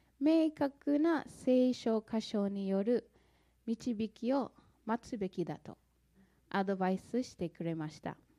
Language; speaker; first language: Japanese; non-native, fluent; English